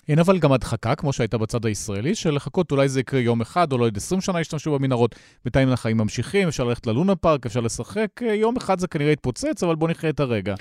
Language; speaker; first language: Hebrew; native; Hebrew